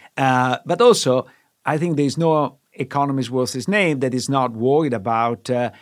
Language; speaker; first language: English; non-native, fluent; Italian